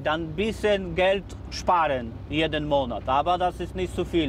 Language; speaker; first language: German; non-native, learner; Polish